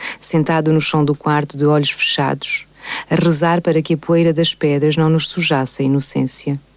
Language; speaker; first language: Portuguese; native; Portuguese